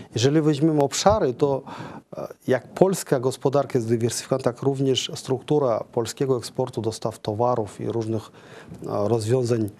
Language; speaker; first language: Polish; non-native, fluent; Kazakh